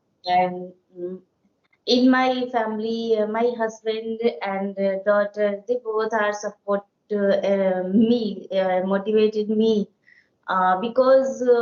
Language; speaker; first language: English; non-native, learner; Hindi